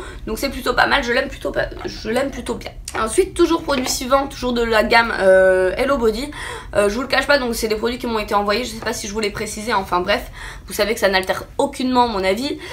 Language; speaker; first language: French; native; French